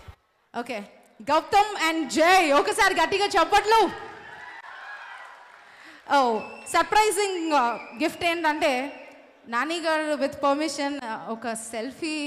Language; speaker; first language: Telugu; native; Telugu